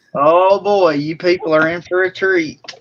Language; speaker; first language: English; native; English